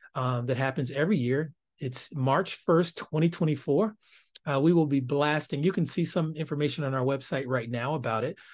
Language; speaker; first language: English; native; English